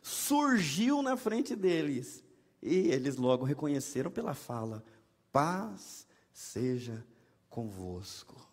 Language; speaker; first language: Portuguese; native; Portuguese